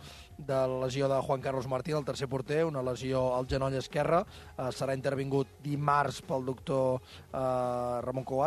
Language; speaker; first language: Catalan; native; Catalan